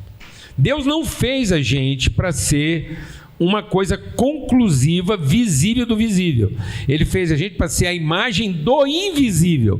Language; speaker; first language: Portuguese; native; Portuguese